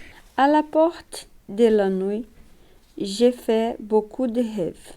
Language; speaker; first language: French; non-native, learner; Portuguese